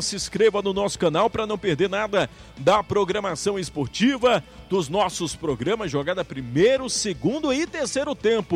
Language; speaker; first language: Portuguese; native; Portuguese